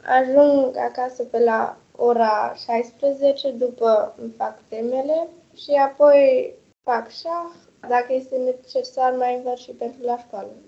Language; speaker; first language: Romanian; early bilingual, heritage; Romanian